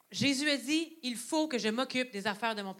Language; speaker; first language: French; native; French